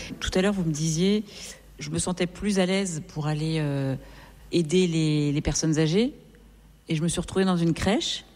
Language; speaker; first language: French; native; French